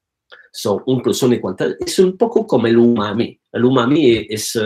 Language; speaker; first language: Spanish; non-native, learner; French